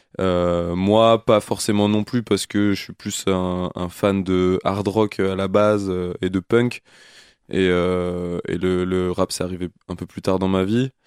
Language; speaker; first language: French; native; French